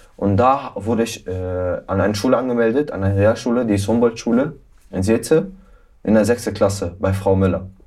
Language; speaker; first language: German; early bilingual, other home language; Arabic